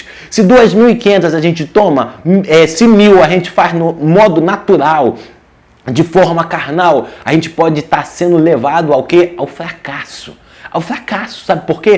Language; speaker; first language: Portuguese; native; Portuguese